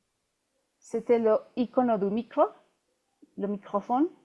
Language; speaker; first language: French; non-native, fluent; Spanish